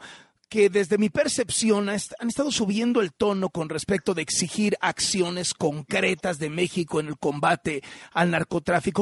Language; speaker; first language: Spanish; native; Spanish